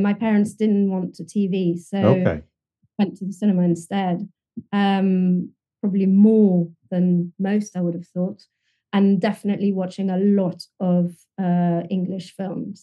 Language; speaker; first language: English; non-native, fluent; French